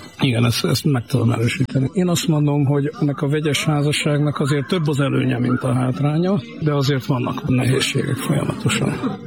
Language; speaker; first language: Hungarian; native; Hungarian